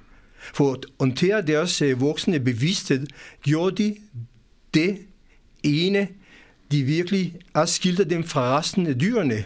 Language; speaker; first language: Danish; non-native, fluent; Hebrew